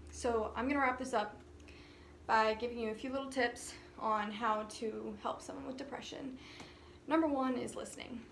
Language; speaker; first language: English; native; English